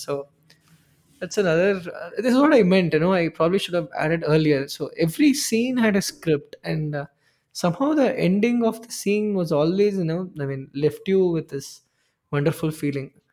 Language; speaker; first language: English; non-native, local second language; Tamil